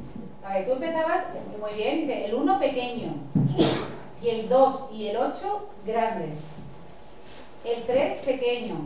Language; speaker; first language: Spanish; native; Spanish